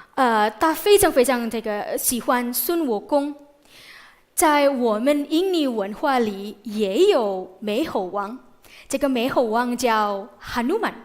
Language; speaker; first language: Chinese; non-native, fluent; Indonesian